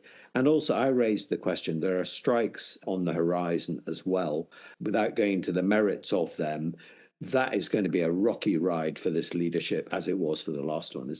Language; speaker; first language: English; native; English